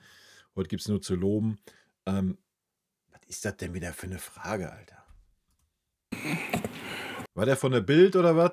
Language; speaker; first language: German; native; German